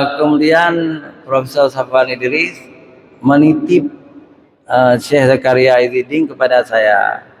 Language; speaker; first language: Malay; non-native, local second language; Achinese